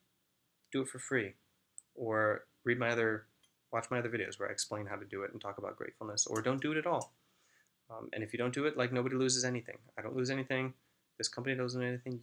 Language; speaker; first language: English; native; English